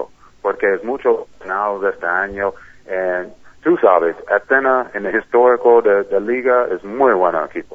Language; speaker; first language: Spanish; non-native, learner; English